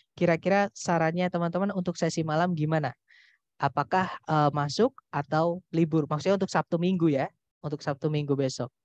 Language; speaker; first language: Indonesian; native; Indonesian